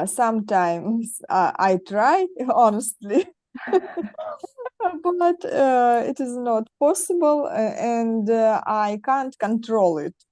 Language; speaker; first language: English; non-native, learner; Russian